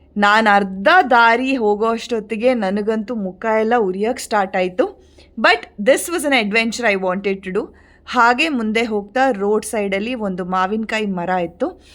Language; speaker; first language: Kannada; non-native, local second language; Tulu